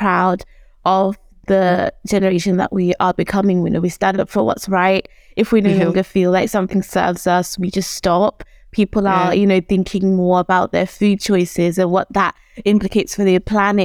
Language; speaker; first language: English; early bilingual, other home language; Shona